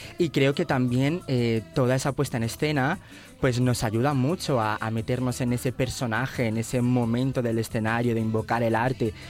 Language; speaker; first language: Spanish; early bilingual, other home language; Portuguese